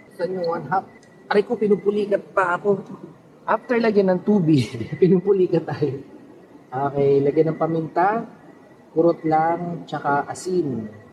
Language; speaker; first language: Filipino; non-native, local second language; Pangasinan